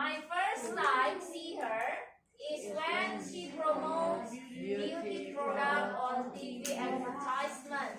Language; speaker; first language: English; non-native, learner; Indonesian